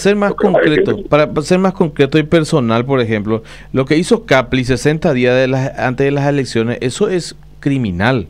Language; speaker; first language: Spanish; native; Spanish